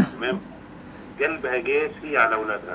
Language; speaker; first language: Arabic; native; Arabic